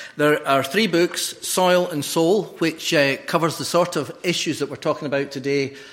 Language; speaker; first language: English; native; English